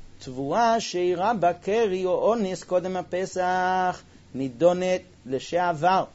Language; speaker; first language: Hebrew; non-native, fluent; English